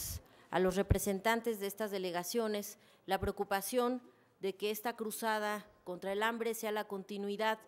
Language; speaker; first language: Spanish; native; Spanish